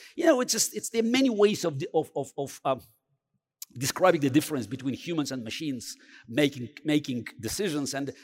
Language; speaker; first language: English; non-native, fluent; Azerbaijani